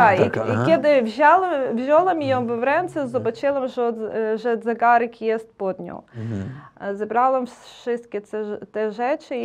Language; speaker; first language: Polish; non-native, learner; Ukrainian